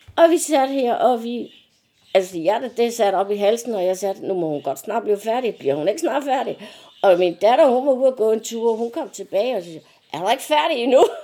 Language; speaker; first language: Danish; native; Danish